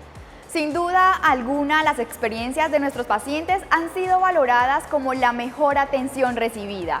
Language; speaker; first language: Spanish; native; Spanish